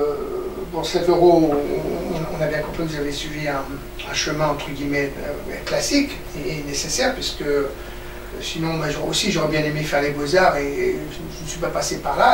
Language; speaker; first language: French; native; French